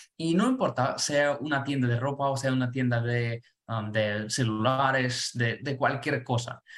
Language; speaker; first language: Spanish; non-native, fluent; Ukrainian